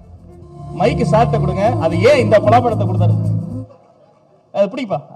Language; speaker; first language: Tamil; native; Tamil